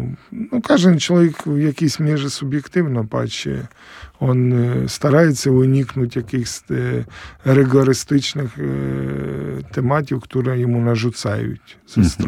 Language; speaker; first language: Polish; non-native, fluent; Ukrainian